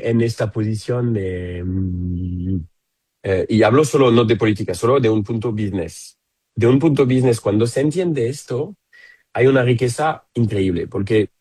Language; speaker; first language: Spanish; non-native, fluent; French